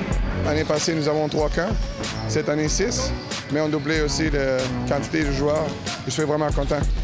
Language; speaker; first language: French; non-native, learner; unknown